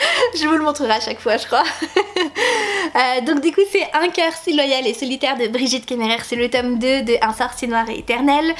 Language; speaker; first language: French; native; French